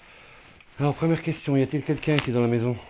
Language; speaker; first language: French; native; French